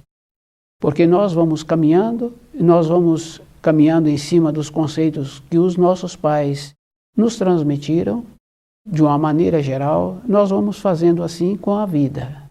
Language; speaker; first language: Portuguese; native; Portuguese